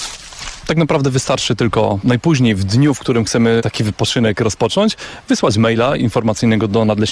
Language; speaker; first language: Polish; native; Polish